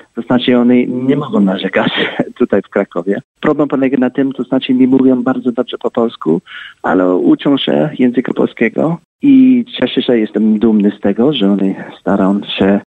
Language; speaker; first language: Polish; early bilingual, heritage; Polish